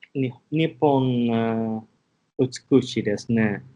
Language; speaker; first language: Japanese; non-native, learner; English